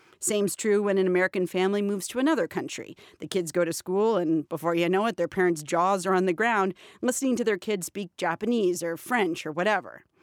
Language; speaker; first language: English; native; English